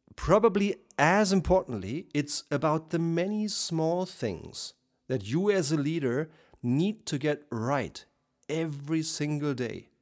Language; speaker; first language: English; non-native, fluent; German